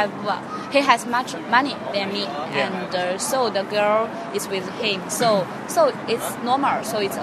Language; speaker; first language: English; non-native, fluent; Chinese